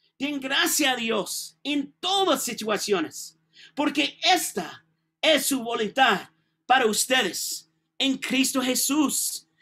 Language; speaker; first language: Spanish; non-native, learner; English